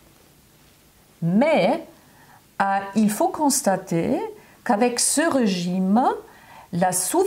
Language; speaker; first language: French; non-native, fluent; German